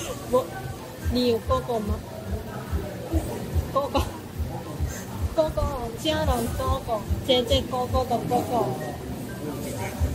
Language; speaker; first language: Chinese; non-native, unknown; Korean